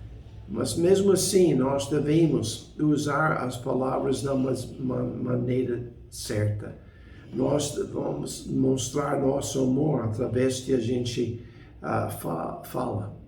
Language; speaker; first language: Portuguese; non-native, fluent; English